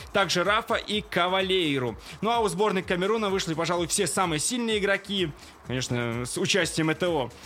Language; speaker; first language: Russian; native; Russian